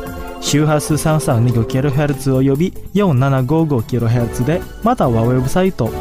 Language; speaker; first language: Japanese; non-native, fluent; Indonesian